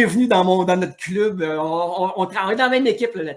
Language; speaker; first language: French; native; French